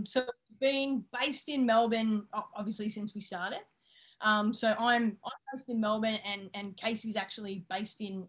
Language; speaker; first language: English; native; English